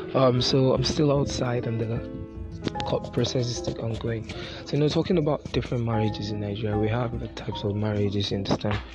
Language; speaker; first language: English; non-native, local second language; Yoruba